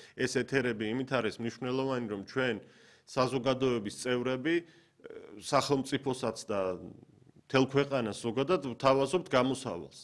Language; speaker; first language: Georgian; native; Georgian